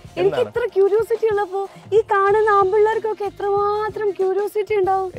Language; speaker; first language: Malayalam; native; Malayalam